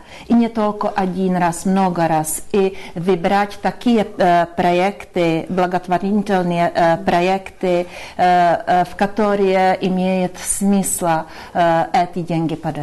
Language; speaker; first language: Russian; non-native, learner; Czech